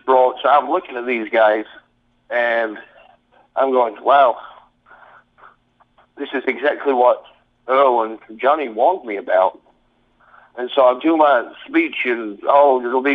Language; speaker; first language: English; native; English